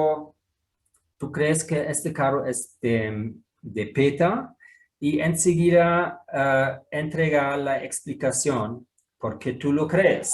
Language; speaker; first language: Spanish; non-native, fluent; German